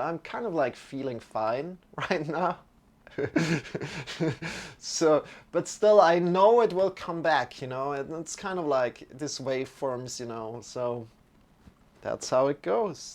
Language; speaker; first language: English; non-native, fluent; German